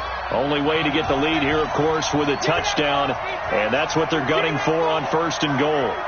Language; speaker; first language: English; native; English